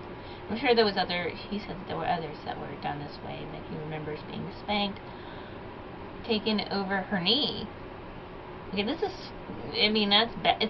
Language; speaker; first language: English; native; English